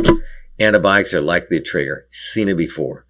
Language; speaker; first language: English; native; English